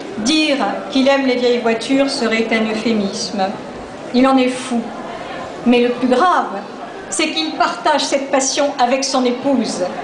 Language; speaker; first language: French; native; French